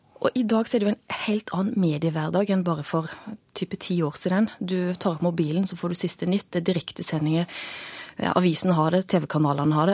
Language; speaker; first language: Norwegian; native; Norwegian